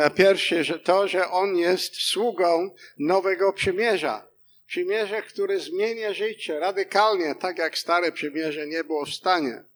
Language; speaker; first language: Polish; non-native, fluent; English